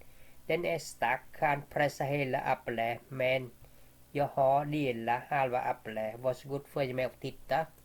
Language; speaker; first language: Swedish; non-native, learner; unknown